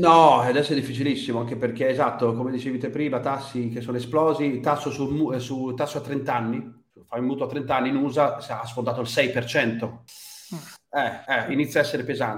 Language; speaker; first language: Italian; native; Italian